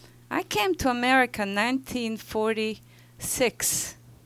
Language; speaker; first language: English; non-native, fluent; Ladino